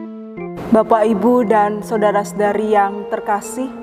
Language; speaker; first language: Indonesian; native; Indonesian